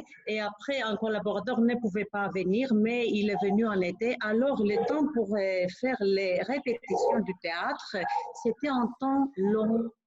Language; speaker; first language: French; non-native, fluent; Greek